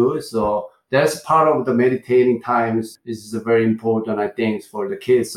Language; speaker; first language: English; non-native, learner; Korean